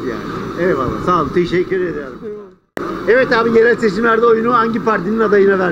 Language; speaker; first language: Turkish; native; Turkish